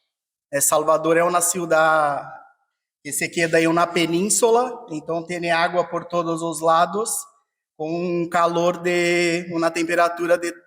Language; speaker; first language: Spanish; non-native, fluent; Portuguese